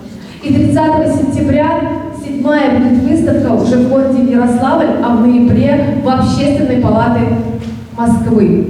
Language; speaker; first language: Russian; native; Russian